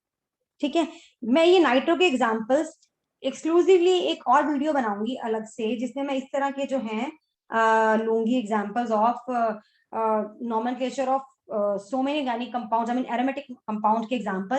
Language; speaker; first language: Hindi; native; Hindi